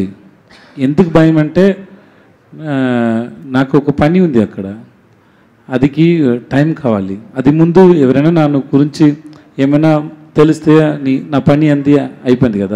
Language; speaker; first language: Telugu; non-native, local second language; Tamil